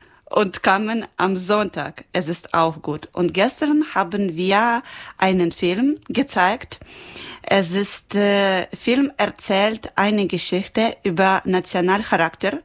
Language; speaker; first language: German; non-native, learner; Ukrainian